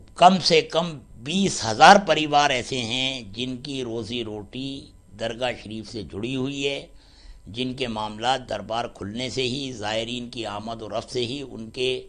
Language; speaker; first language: Hindi; native; Hindi